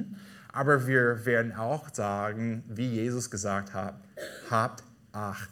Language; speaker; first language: German; non-native, fluent; English